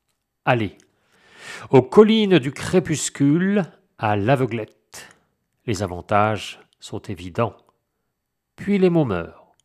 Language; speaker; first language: French; native; French